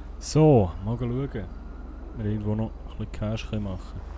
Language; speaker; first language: German; native; German